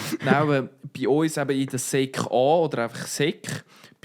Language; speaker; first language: German; native; German